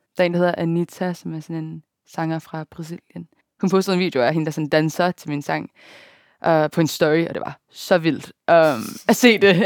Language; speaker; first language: Danish; early bilingual, other home language; Japanese